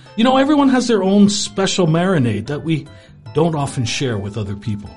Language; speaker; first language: English; native; English